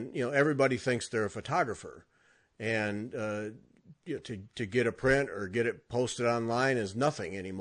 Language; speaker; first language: English; native; English